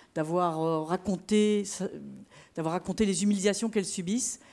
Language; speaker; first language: French; native; French